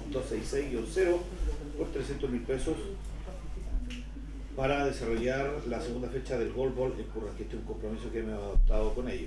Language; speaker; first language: Spanish; native; Spanish